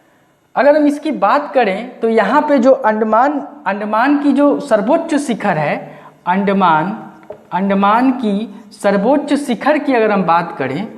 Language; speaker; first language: Hindi; native; Hindi